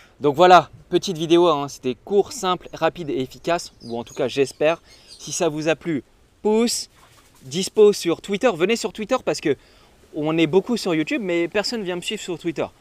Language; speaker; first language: French; native; French